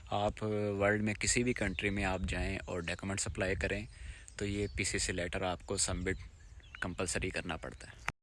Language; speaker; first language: Urdu; native; Urdu